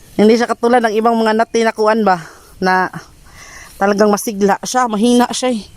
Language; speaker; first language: Filipino; non-native, local second language; Cebuano